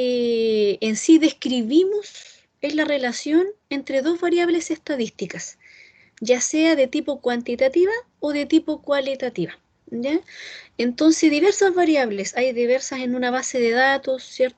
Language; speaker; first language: Spanish; native; Spanish